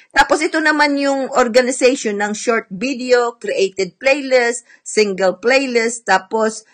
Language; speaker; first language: Filipino; non-native, local second language; Cebuano